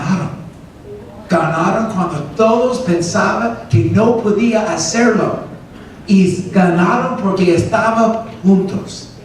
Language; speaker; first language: Spanish; non-native, fluent; English